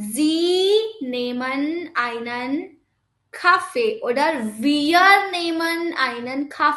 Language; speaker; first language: German; non-native, fluent; Hindi